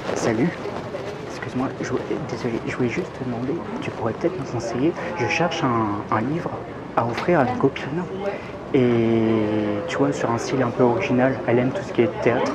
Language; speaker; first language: French; native; French